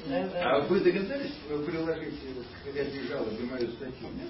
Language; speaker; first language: Russian; native; Russian